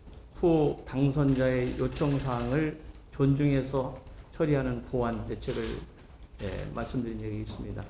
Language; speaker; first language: Korean; native; Korean